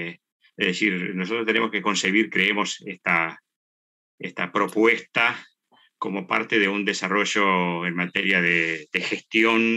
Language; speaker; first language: Spanish; native; Spanish